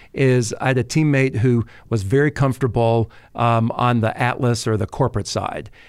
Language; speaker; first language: English; native; English